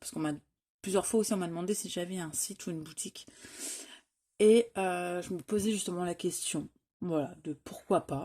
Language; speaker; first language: French; native; French